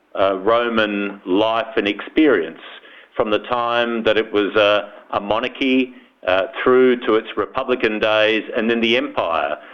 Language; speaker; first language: English; native; English